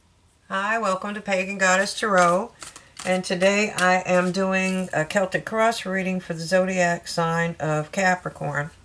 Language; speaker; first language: English; native; English